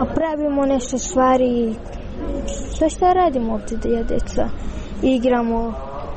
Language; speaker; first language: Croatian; non-native, learner; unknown